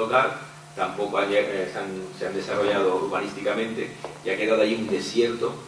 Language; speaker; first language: Spanish; native; Spanish